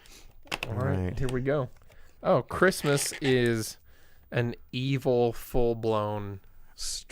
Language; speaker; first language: English; native; English